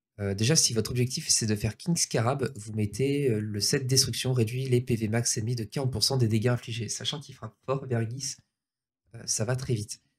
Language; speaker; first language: French; native; French